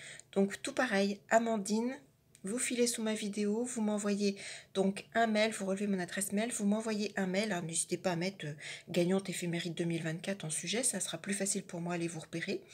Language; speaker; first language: French; native; French